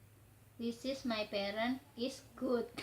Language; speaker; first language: English; non-native, learner; Indonesian